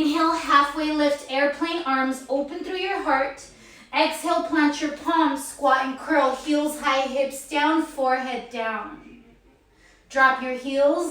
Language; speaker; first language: English; native; English